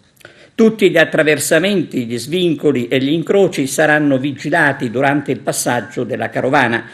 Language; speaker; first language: Italian; native; Italian